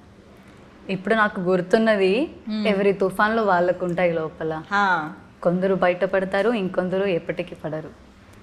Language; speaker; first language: Telugu; non-native, learner; Malayalam